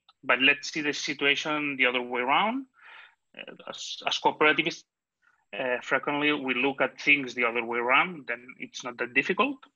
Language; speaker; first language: English; non-native, fluent; Catalan